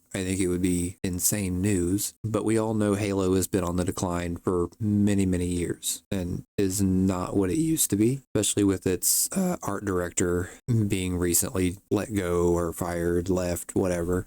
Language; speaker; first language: English; native; English